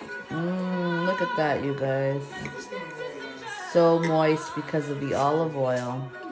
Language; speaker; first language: English; early bilingual, other home language; Portuguese